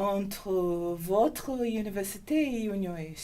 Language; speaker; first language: French; non-native, learner; Portuguese